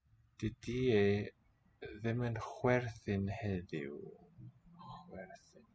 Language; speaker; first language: Welsh; non-native, learner; English